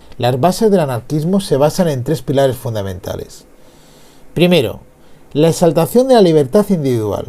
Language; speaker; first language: Spanish; native; Spanish